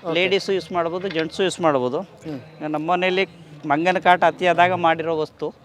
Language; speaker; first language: Kannada; native; Kannada